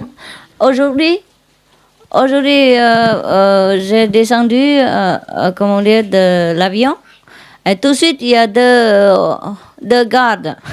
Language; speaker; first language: French; non-native, learner; Vietnamese